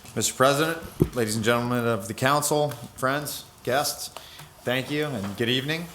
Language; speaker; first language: English; native; English